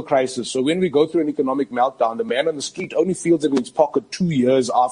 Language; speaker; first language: English; native; English